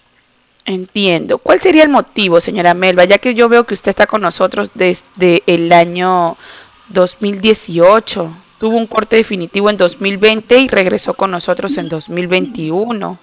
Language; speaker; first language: Spanish; native; Spanish